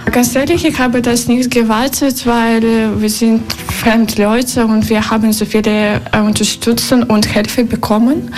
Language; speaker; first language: German; non-native, learner; Russian